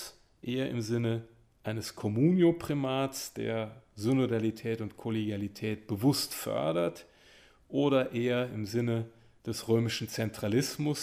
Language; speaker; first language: German; native; German